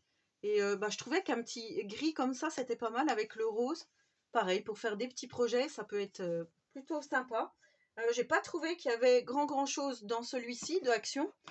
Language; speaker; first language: French; native; French